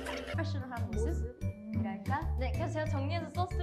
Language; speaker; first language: Korean; native; Korean